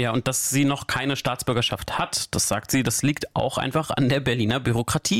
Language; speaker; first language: German; native; German